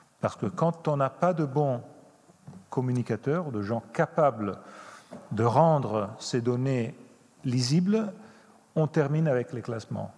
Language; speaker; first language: French; non-native, fluent; Italian